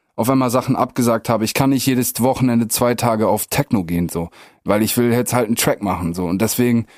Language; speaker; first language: German; native; German